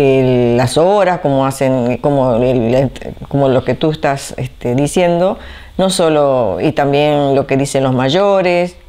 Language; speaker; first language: Spanish; early bilingual, other home language; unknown